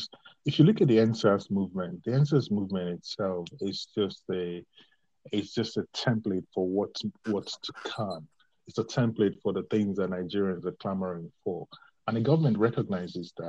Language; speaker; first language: English; non-native, local second language; Yoruba